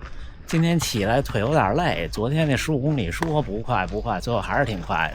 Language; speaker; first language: Chinese; native; Chinese